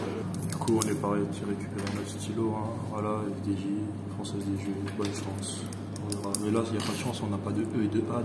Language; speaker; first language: French; native; French